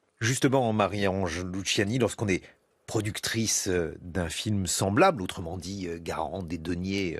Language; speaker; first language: French; native; French